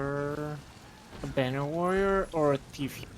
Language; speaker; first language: English; native; English